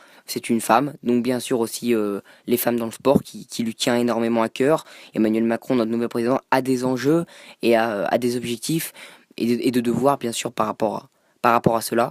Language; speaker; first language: French; native; French